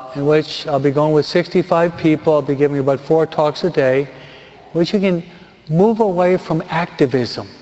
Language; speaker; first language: English; native; English